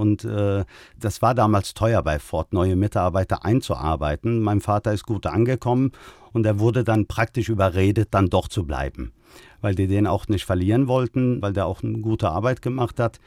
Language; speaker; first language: German; early bilingual, other home language; Turkish